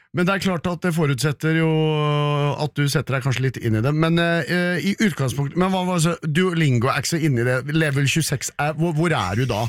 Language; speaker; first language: Norwegian; native; Norwegian